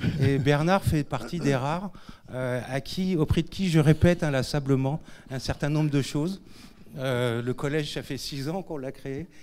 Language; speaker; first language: French; native; French